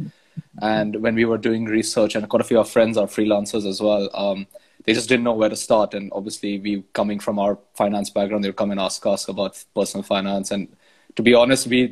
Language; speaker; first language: English; non-native, local second language; Hindi